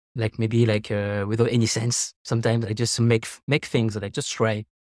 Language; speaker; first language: English; non-native, fluent; French